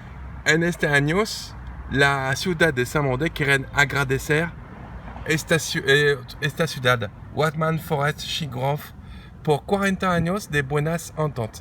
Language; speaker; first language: Spanish; non-native, learner; French